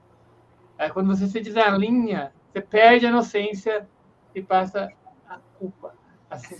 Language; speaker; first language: Portuguese; native; Portuguese